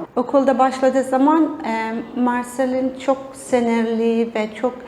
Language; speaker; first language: Turkish; non-native, learner; Arabic